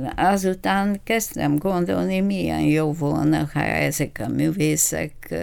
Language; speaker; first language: Hungarian; non-native, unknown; Bulgarian